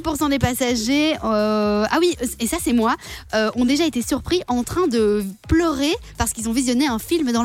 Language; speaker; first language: French; native; French